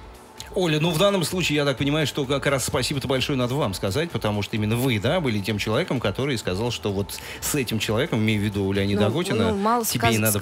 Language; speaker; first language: Russian; native; Russian